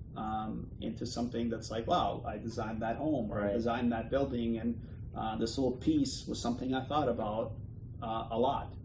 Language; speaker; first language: English; early bilingual, other home language; Bosnian